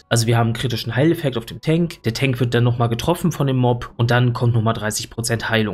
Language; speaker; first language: German; native; German